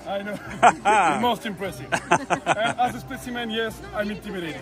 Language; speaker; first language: English; non-native, fluent; French